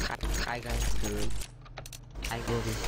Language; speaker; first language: English; non-native, learner; Russian